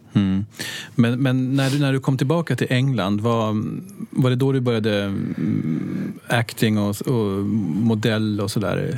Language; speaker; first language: Swedish; native; Swedish